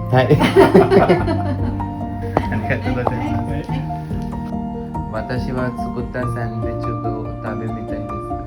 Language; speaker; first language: Japanese; non-native, learner; Hindi